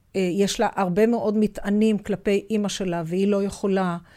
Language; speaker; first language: Hebrew; native; Hebrew